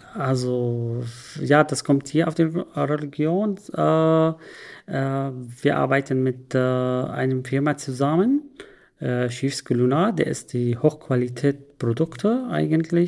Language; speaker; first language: German; non-native, learner; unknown